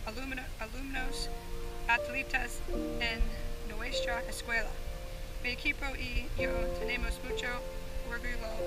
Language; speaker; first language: Spanish; non-native, learner; English